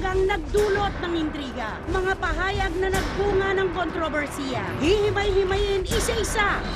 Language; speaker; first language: Filipino; native; Filipino